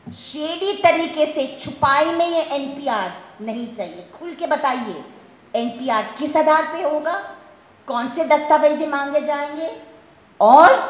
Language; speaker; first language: Hindi; non-native, local second language; Gujarati